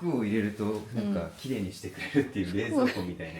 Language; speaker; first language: Japanese; native; Japanese